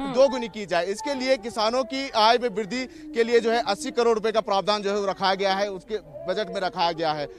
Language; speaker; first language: Hindi; native; Hindi